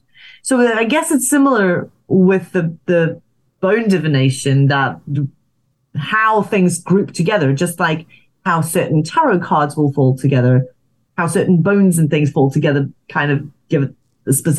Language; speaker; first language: English; native; English